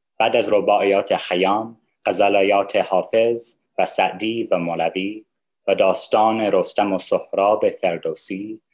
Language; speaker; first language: Persian; non-native, fluent; English